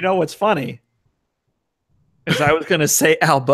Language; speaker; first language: English; native; English